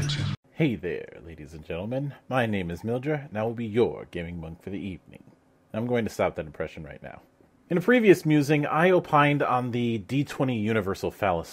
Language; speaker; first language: English; native; English